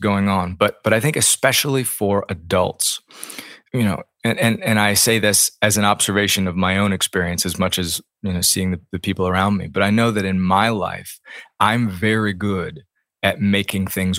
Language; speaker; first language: English; native; English